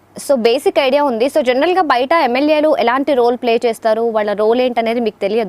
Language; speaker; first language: Telugu; native; Telugu